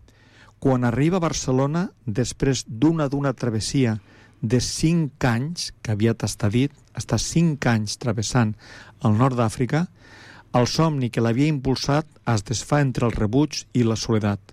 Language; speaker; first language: Catalan; native; Catalan